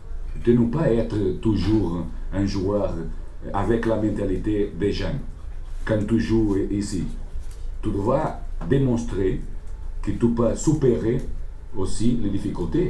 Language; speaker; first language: French; non-native, learner; Portuguese